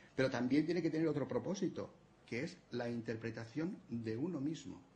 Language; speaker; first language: Spanish; non-native, local second language; Catalan